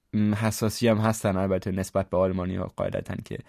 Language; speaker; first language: Persian; non-native, fluent; German